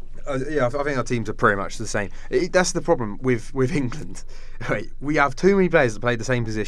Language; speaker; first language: English; native; English